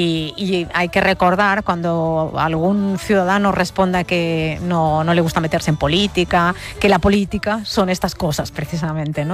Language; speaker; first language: Spanish; native; Spanish